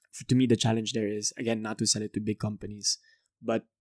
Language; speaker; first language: English; non-native, local second language; Filipino